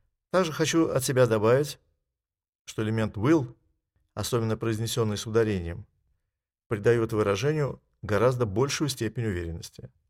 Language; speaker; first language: Russian; native; Russian